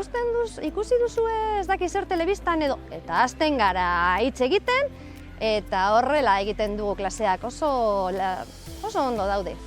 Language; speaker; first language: Basque; non-native, learner; Spanish